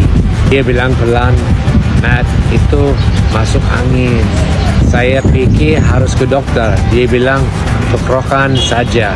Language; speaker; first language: Indonesian; non-native, fluent; English